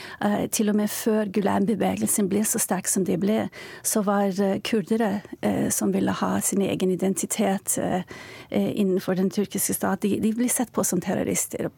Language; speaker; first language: Norwegian; non-native, fluent; Turkish